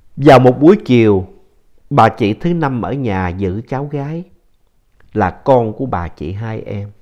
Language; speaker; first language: Vietnamese; native; Vietnamese